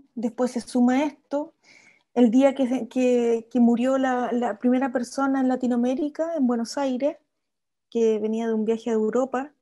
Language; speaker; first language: Spanish; native; Spanish